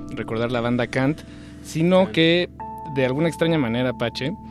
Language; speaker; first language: Spanish; native; Spanish